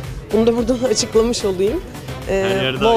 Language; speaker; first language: Turkish; native; Turkish